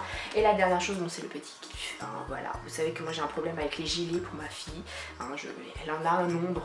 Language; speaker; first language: French; native; French